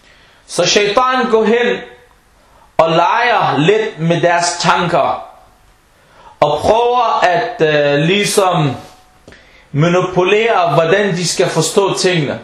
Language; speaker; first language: Danish; early bilingual, other home language; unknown